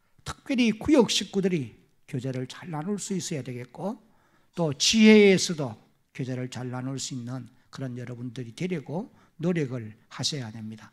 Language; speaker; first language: Korean; native; Korean